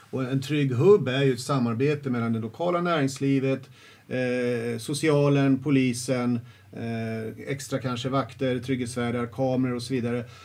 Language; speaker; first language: Swedish; native; Swedish